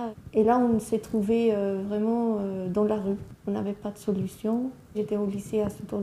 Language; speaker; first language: French; early bilingual, other home language; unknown